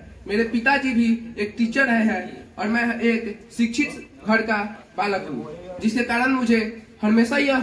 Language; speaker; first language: Hindi; native; Hindi